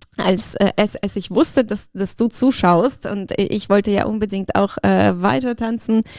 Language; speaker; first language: German; early bilingual, other home language; Russian